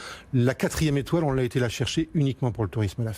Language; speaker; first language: French; native; French